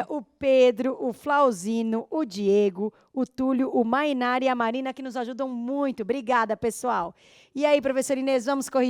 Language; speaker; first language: Portuguese; native; Portuguese